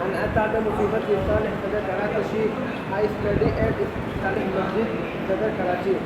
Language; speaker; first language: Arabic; non-native, learner; Urdu